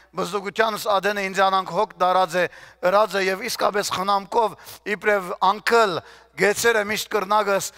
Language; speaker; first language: Armenian; early bilingual, heritage; Armenian